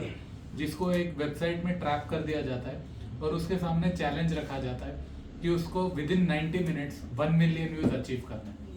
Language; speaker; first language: Hindi; native; Hindi